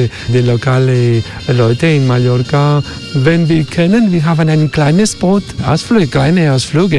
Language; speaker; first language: German; non-native, learner; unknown